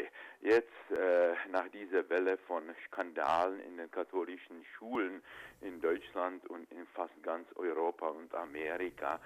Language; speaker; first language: German; non-native, fluent; Czech